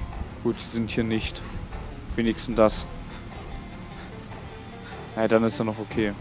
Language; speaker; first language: German; native; German